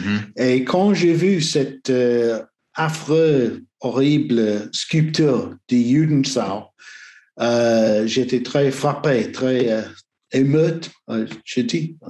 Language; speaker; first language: French; non-native, learner; English